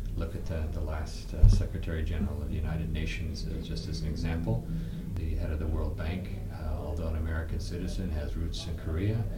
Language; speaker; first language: English; native; English